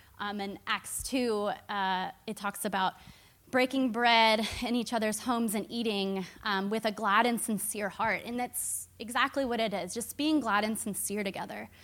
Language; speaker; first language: English; native; English